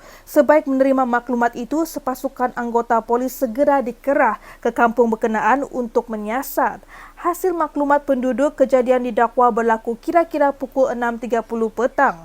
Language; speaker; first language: Malay; native; Malay